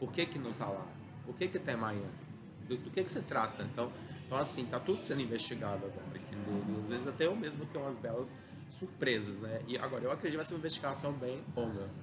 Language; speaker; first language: Portuguese; early bilingual, other home language; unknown